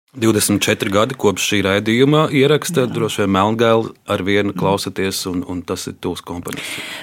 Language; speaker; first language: Latvian; native; Latvian